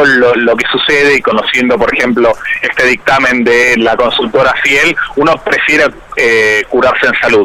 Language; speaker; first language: Spanish; native; Spanish